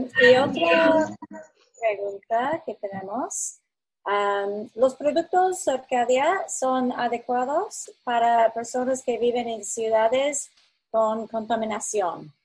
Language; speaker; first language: Spanish; non-native, fluent; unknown